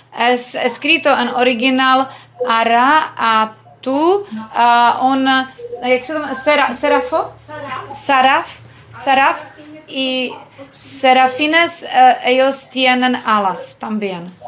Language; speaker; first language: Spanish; non-native, learner; Czech